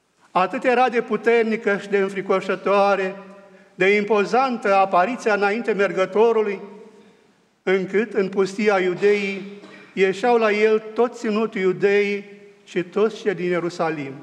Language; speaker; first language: Romanian; native; Romanian